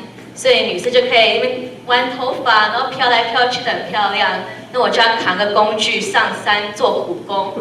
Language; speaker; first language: Chinese; early bilingual, heritage; Chinese